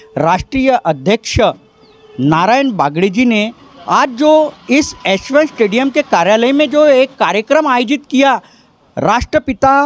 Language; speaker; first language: Hindi; non-native, local second language; Marathi